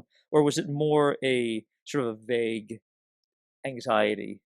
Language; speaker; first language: English; native; English